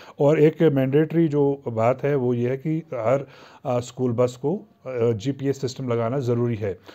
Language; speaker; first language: Hindi; non-native, local second language; Kashmiri